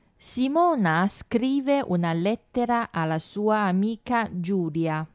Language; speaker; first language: Italian; non-native, fluent; Chinese